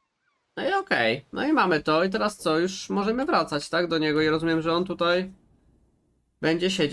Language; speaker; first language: Polish; native; Polish